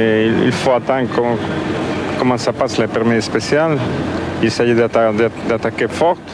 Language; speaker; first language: French; non-native, learner; Spanish